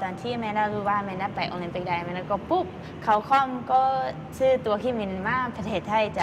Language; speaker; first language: Thai; early bilingual, other home language; English